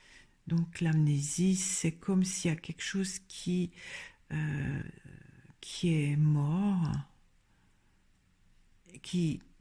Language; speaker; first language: French; native; French